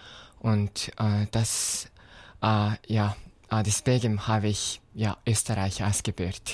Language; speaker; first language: German; non-native, fluent; Japanese